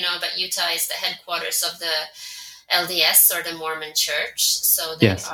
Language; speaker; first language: English; non-native, fluent; Swedish